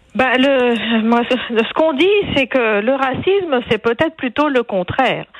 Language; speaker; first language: French; non-native, local second language; Arabic